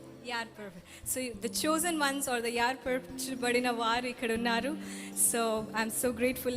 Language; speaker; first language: Telugu; native; Telugu